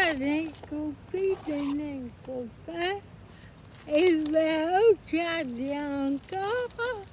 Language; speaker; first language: French; non-native, learner; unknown